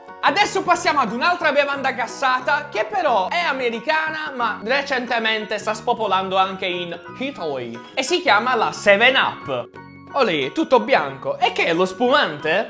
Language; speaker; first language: Italian; native; Italian